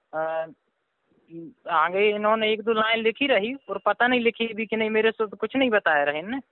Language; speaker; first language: Hindi; native; Hindi